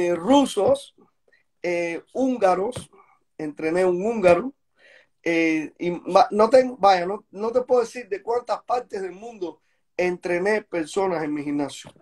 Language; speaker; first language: Spanish; native; Spanish